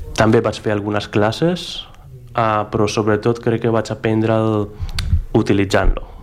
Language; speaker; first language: Catalan; non-native, fluent; Greek